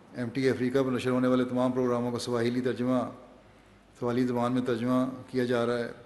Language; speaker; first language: Urdu; native; Urdu